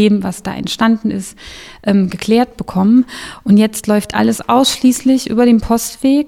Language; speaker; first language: German; native; German